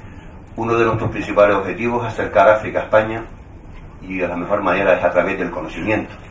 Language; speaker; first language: Spanish; native; Spanish